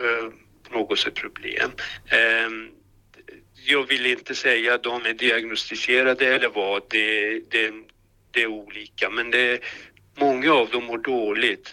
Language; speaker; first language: Swedish; non-native, fluent; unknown